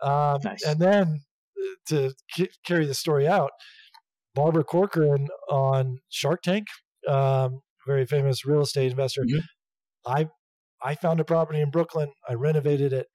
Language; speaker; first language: English; native; English